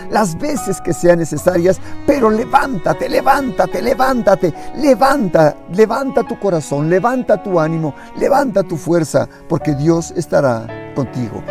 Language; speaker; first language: Spanish; native; Spanish